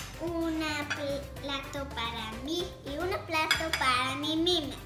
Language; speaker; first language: Spanish; early bilingual, heritage; English